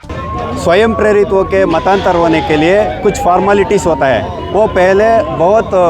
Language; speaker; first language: Hindi; non-native, local second language; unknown